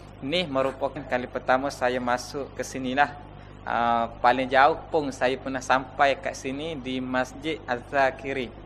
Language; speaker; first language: Malay; native; Malay